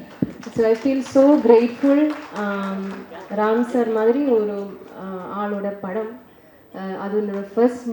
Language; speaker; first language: Tamil; non-native, learner; Malayalam